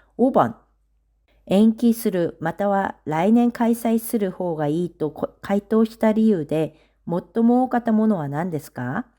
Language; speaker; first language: Japanese; non-native, fluent; Korean